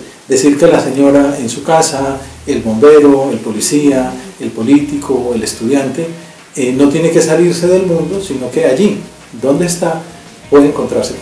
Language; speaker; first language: Spanish; native; Spanish